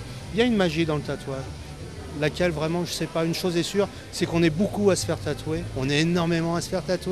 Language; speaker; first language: French; native; French